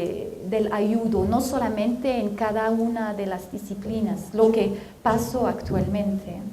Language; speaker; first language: Spanish; non-native, fluent; French